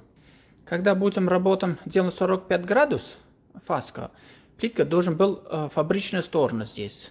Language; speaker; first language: Russian; non-native, learner; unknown